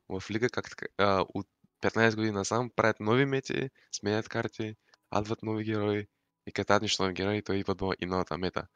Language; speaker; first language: Bulgarian; non-native, local second language; Turkish